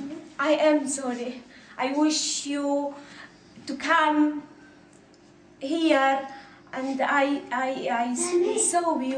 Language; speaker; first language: English; non-native, learner; Arabic